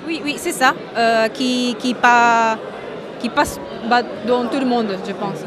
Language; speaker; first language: French; non-native, fluent; Japanese